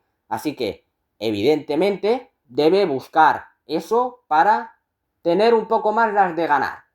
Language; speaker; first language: Spanish; native; Spanish